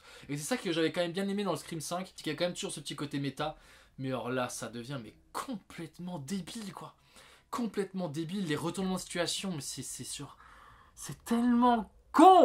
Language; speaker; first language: French; native; French